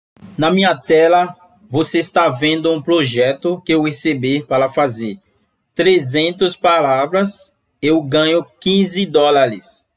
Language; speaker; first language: Portuguese; non-native, fluent; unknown